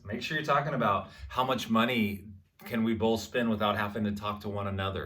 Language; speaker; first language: English; native; English